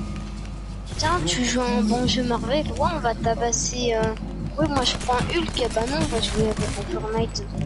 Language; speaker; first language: French; native; French